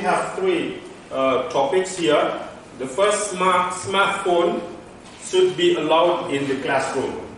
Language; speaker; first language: English; non-native, fluent; Indonesian